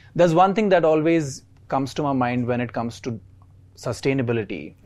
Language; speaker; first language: English; non-native, local second language; Hindi